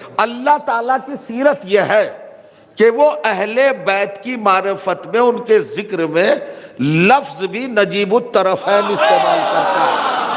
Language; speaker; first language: Urdu; native; Urdu